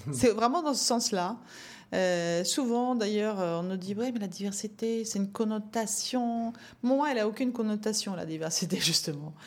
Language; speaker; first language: French; non-native, fluent; Norwegian